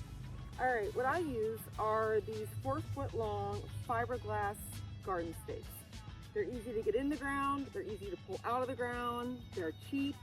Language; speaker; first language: English; native; English